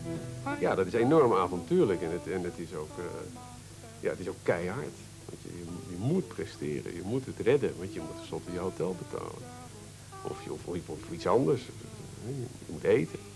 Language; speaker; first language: Dutch; native; Dutch